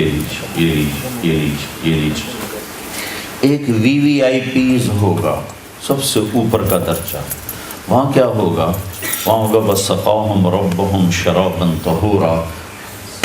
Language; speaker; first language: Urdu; non-native, local second language; Punjabi